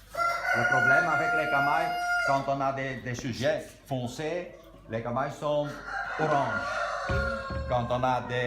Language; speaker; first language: French; non-native, local second language; Dutch